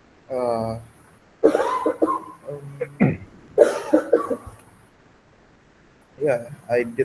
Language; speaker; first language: English; non-native, learner; Indonesian